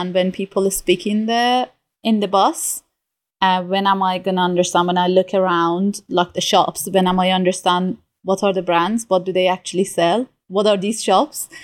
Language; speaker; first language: English; non-native, fluent; Persian